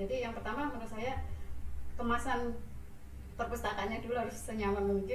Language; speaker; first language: Indonesian; native; Indonesian